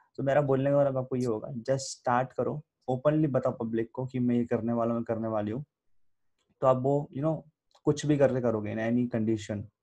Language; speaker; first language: Hindi; native; Hindi